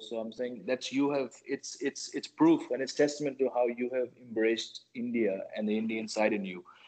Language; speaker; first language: English; native; English